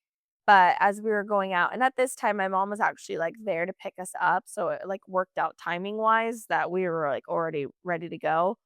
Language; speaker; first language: English; native; English